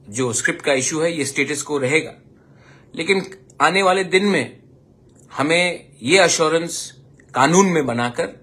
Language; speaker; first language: Hindi; non-native, local second language; Kok Borok